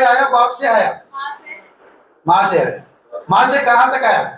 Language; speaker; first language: Hindi; non-native, local second language; Telugu